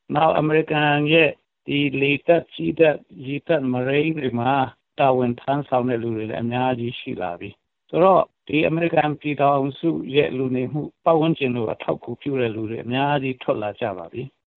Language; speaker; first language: Burmese; non-native, local second language; Hakha Chin